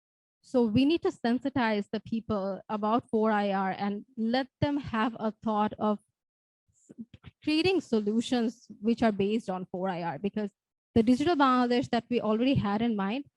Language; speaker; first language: English; non-native, local second language; Bangla